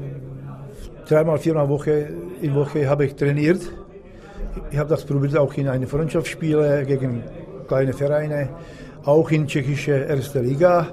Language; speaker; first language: German; non-native, learner; Czech